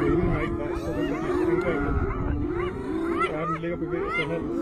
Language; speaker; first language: Danish; native; Danish